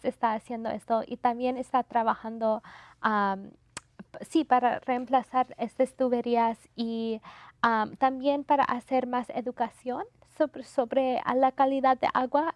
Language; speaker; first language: Spanish; non-native, fluent; English